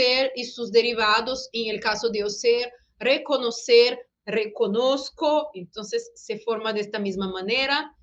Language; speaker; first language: Spanish; non-native, fluent; Portuguese